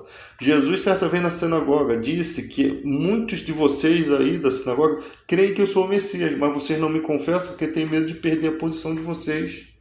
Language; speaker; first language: Portuguese; native; Portuguese